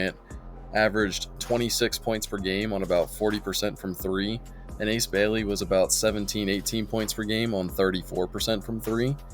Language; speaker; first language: English; native; English